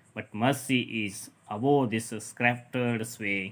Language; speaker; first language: English; non-native, local second language; Kannada